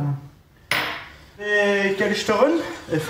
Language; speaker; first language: Turkish; non-native, learner; French